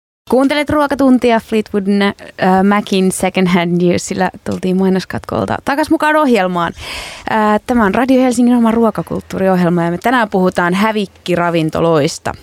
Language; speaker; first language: Finnish; native; Finnish